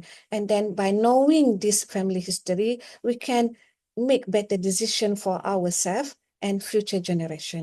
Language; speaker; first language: English; non-native, local second language; Malay